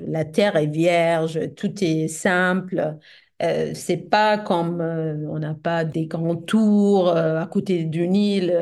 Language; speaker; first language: French; non-native, fluent; Arabic